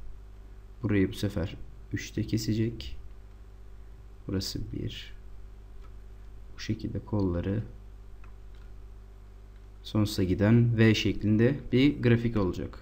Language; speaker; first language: Turkish; native; Turkish